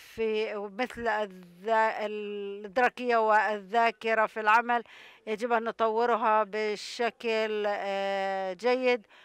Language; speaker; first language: Arabic; non-native, local second language; Hebrew